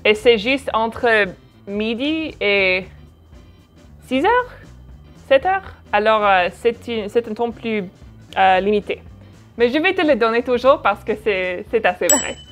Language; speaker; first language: French; non-native, fluent; English